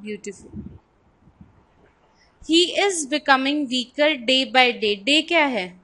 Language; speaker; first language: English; non-native, local second language; Hindi